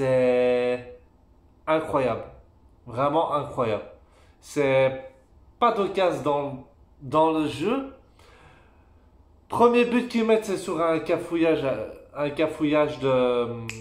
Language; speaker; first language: French; native; French